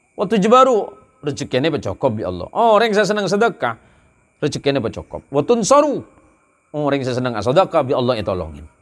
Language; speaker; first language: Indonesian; native; Indonesian